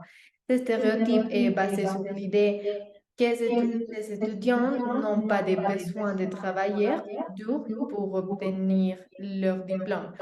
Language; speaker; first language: French; non-native, learner; Spanish